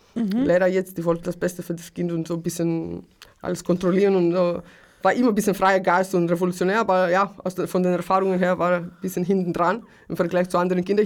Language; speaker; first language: German; early bilingual, other home language; Greek